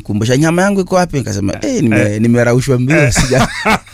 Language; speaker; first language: Swahili; native; Swahili